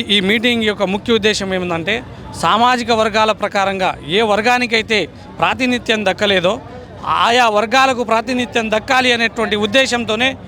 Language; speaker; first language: Telugu; native; Telugu